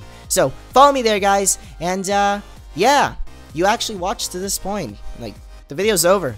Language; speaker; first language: English; native; English